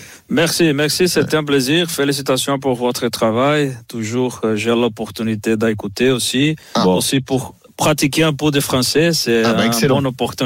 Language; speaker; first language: French; non-native, fluent; Portuguese